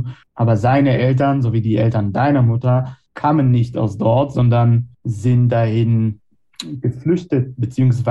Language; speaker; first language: German; non-native, fluent; Hebrew